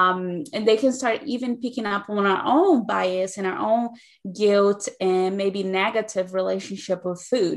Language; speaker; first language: English; non-native, fluent; Portuguese